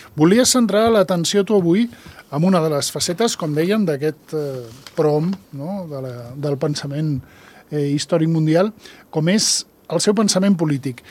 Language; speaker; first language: Catalan; native; Catalan